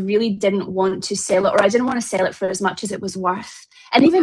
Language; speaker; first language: English; native; English